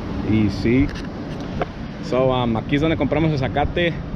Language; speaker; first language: Spanish; early bilingual, heritage; Spanish